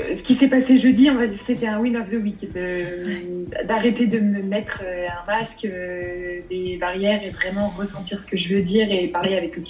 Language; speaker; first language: French; native; French